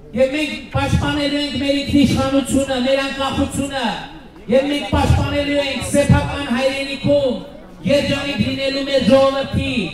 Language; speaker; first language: Armenian; native; Armenian